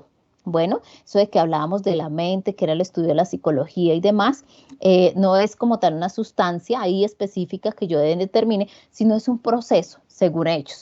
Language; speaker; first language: Spanish; native; Spanish